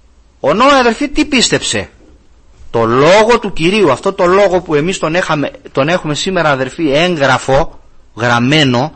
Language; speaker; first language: Greek; native; Greek